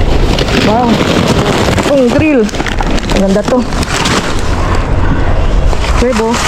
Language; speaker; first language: Spanish; non-native, learner; Filipino